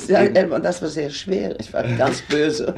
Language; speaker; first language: German; non-native, fluent; Swedish